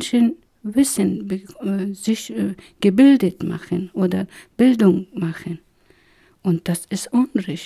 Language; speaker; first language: German; non-native, learner; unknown